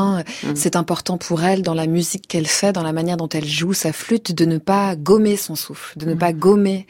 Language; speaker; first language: French; native; French